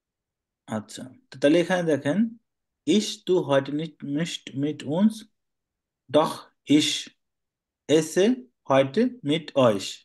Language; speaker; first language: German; non-native, fluent; Bangla